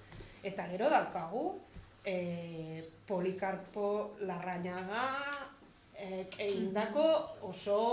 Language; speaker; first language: Basque; non-native, fluent; Catalan